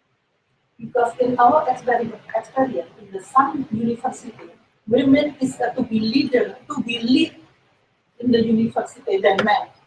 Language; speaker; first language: English; non-native, learner; Indonesian